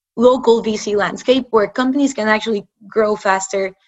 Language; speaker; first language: English; non-native, fluent; Spanish